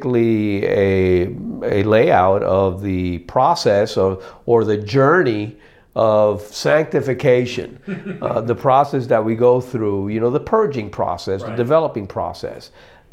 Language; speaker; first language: English; native; English